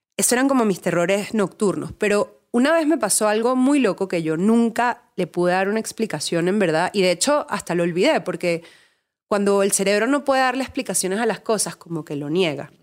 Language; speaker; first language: Spanish; native; Spanish